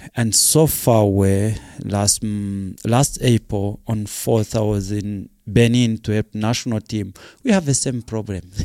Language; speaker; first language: English; non-native, local second language; Kinyarwanda